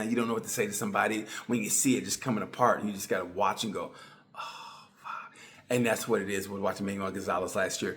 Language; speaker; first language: English; native; English